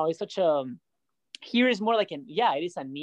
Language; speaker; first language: English; non-native, fluent; Spanish